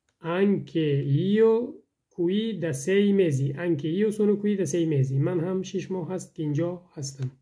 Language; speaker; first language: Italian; non-native, learner; Persian